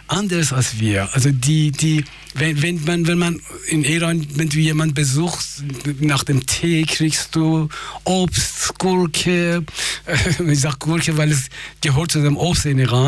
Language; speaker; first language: German; non-native, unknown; Persian